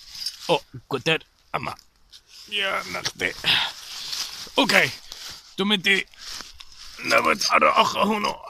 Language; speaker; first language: Welsh; non-native, learner; English